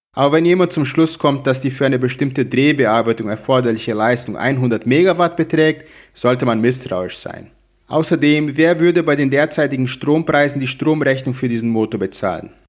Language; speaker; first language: German; non-native, fluent; Portuguese